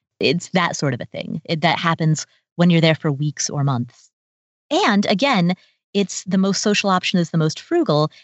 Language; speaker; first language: English; early bilingual, other home language; Nepali